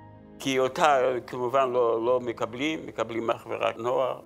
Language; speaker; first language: Hebrew; non-native, fluent; Yiddish